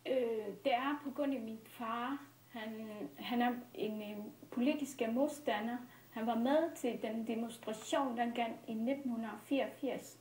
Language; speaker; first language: Danish; non-native, fluent; Burmese